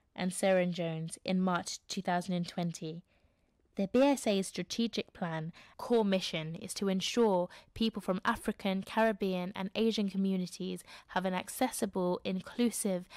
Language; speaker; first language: English; native; English